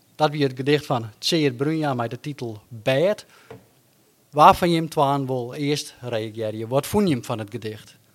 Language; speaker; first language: Dutch; non-native, local second language; Western Frisian